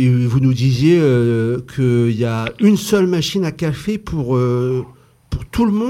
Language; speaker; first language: French; native; French